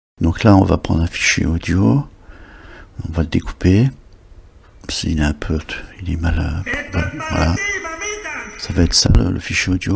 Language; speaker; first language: French; native; French